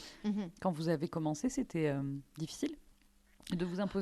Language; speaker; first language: French; native; French